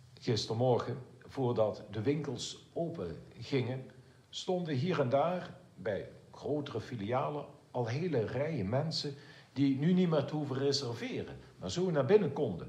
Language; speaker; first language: Dutch; native; Dutch